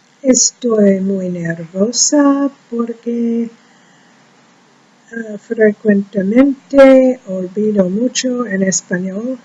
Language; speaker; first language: Spanish; non-native, learner; English